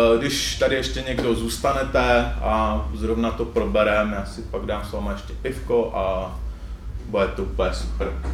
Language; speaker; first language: Czech; native; Czech